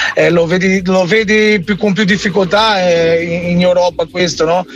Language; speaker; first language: Italian; non-native, fluent; Portuguese